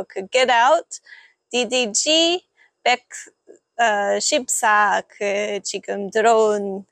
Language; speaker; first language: Korean; non-native, fluent; English